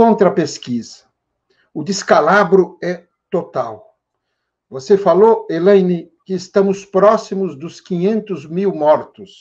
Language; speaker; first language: Portuguese; native; Portuguese